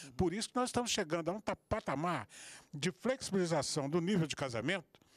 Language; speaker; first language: Portuguese; native; Portuguese